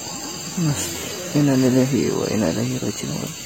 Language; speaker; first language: Indonesian; native; Indonesian